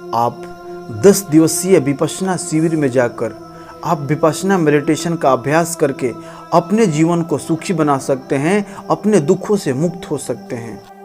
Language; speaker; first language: Hindi; native; Hindi